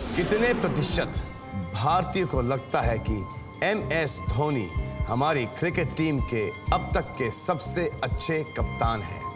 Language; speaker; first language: Hindi; native; Hindi